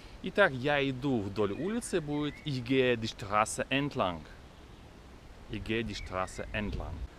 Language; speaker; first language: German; non-native, fluent; Russian